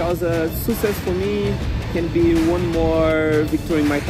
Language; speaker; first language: English; non-native, fluent; Portuguese